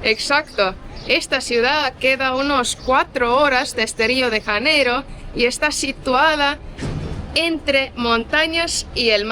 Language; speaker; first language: Spanish; non-native, fluent; Estonian